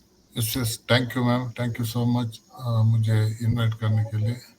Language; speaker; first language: Hindi; non-native, local second language; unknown